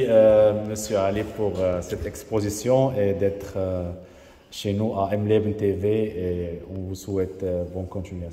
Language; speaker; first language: French; non-native, local second language; Arabic